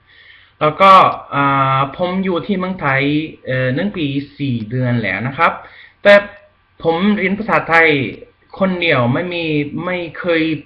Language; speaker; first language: Thai; non-native, learner; Spanish